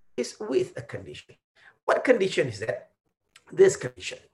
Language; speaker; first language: English; non-native, local second language; Malay